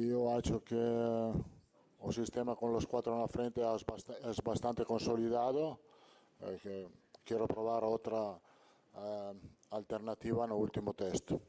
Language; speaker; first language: Portuguese; non-native, learner; Italian